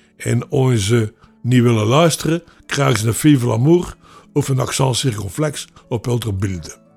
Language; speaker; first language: Dutch; native; Dutch